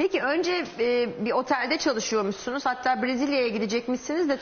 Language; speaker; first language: Turkish; native; Turkish